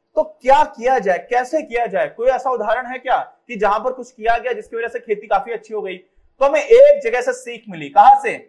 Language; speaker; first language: Hindi; native; Hindi